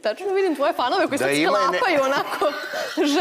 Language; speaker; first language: Serbian; native; Serbian